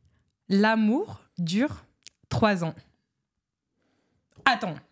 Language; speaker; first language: French; native; French